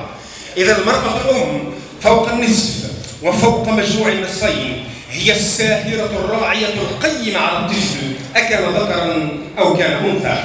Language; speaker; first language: Arabic; native; Arabic